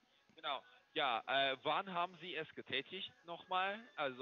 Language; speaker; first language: German; non-native, fluent; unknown